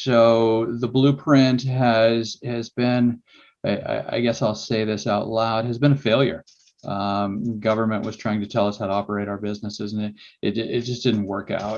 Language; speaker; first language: English; native; English